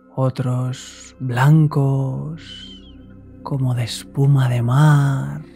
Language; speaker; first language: Spanish; native; Spanish